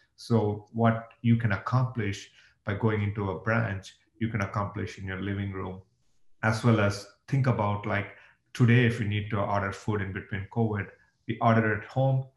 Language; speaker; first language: English; non-native, local second language; Tamil